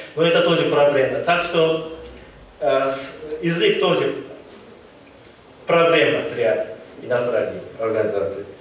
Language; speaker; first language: Russian; non-native, learner; Japanese